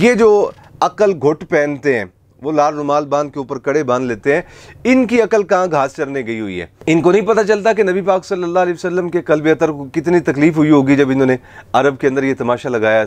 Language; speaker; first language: Urdu; native; Urdu